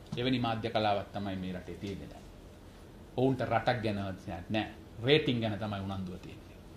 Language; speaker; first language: Sinhala; non-native, local second language; Tamil